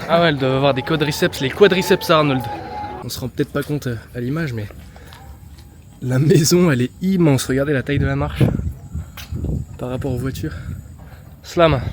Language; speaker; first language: French; native; French